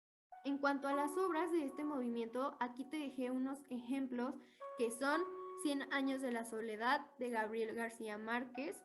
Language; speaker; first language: Spanish; native; Spanish